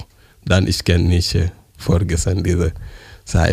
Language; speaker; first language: German; non-native, learner; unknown